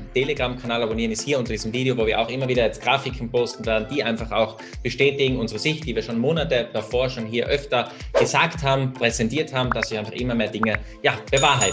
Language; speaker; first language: German; native; German